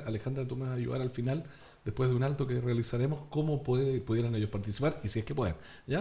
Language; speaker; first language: Spanish; native; Spanish